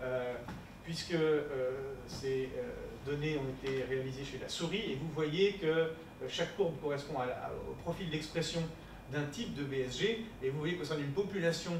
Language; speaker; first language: French; native; French